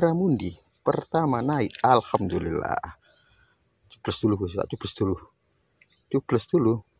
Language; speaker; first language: Indonesian; non-native, local second language; Javanese